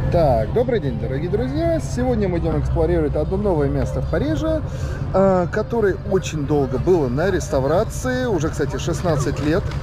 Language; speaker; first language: Russian; early bilingual, heritage; Russian